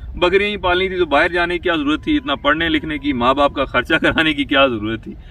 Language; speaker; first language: Hindi; non-native, local second language; Punjabi